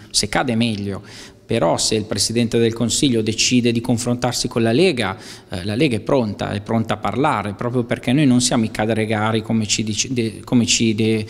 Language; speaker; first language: Italian; native; Italian